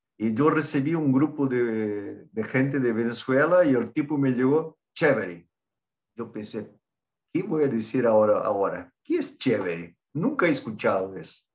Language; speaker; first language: Spanish; non-native, fluent; Portuguese